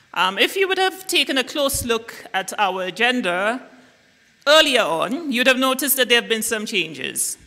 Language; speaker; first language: English; native; English